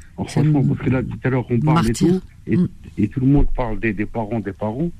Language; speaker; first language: French; non-native, local second language; Arabic